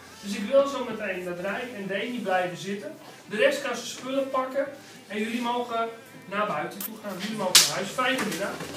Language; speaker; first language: Dutch; native; Dutch